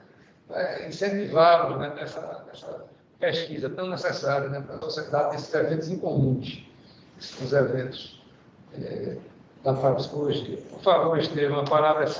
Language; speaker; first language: Portuguese; native; Portuguese